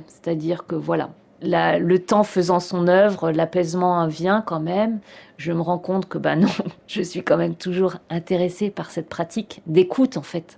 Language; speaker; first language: French; native; French